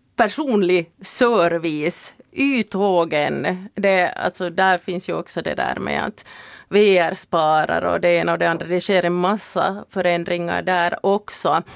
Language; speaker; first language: Swedish; native; Swedish